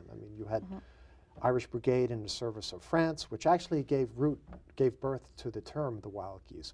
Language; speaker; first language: English; native; English